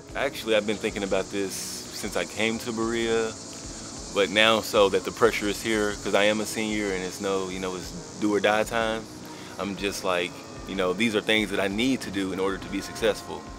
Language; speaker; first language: English; native; English